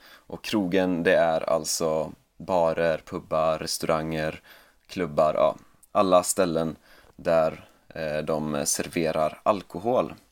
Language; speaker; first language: Swedish; native; Swedish